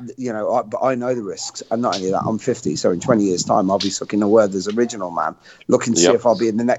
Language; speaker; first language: English; native; English